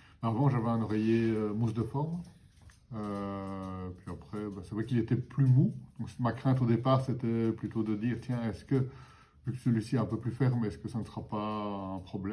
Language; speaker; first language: French; native; French